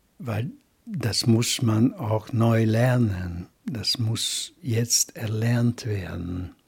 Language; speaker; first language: German; non-native, fluent; Hungarian